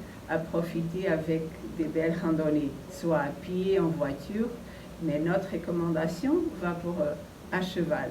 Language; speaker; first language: French; non-native, fluent; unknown